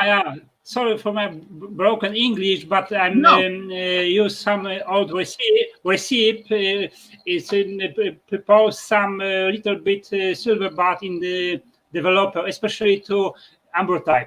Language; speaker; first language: English; non-native, learner; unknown